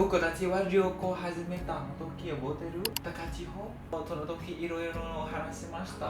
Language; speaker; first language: Japanese; non-native, learner; Vietnamese